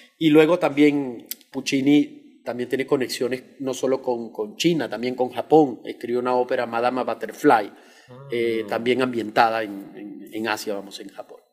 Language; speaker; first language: Spanish; native; Spanish